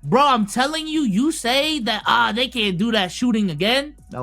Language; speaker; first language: English; native; English